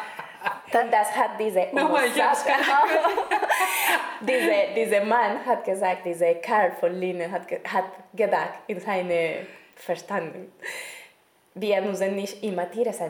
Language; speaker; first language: German; non-native, learner; Spanish